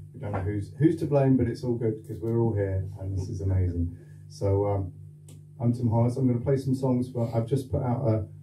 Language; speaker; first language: English; native; English